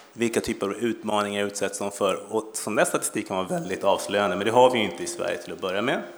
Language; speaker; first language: Swedish; early bilingual, other home language; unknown